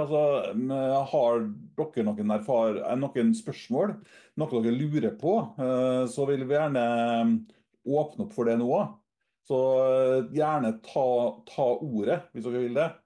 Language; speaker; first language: Norwegian; native; Norwegian